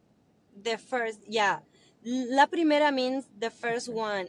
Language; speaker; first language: English; non-native, learner; Spanish